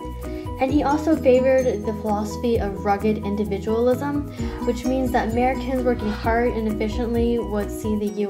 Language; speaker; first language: English; native; English